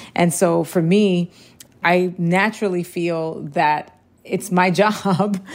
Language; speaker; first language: English; early bilingual, other home language; Spanish